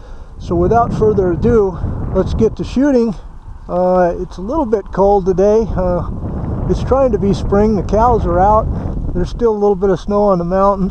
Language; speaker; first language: English; native; English